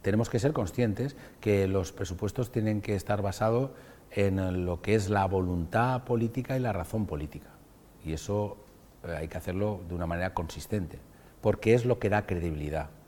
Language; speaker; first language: Spanish; non-native, local second language; Catalan